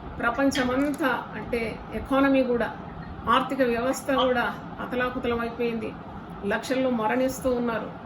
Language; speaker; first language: Telugu; non-native, local second language; Malayalam